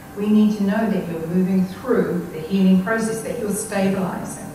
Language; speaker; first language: English; native; English